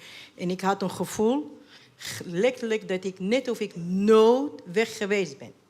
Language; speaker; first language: Dutch; non-native, fluent; Arabic